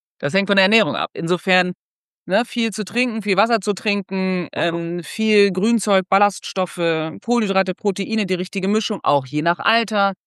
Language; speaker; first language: German; native; German